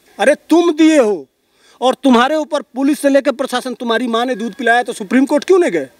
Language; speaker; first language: Hindi; native; Hindi